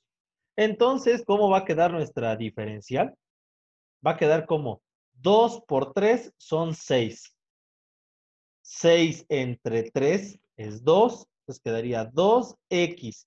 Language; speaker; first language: Spanish; native; Spanish